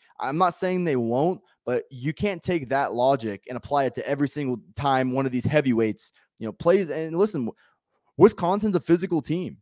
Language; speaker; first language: English; native; English